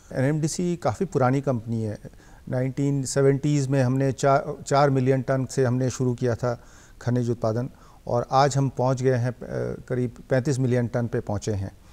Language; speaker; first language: Hindi; non-native, local second language; Bangla